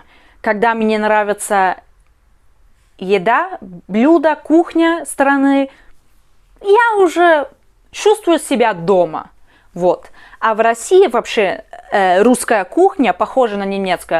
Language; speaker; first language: Russian; non-native, learner; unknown